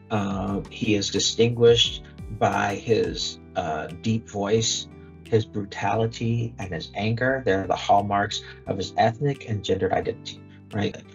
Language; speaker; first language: English; native; English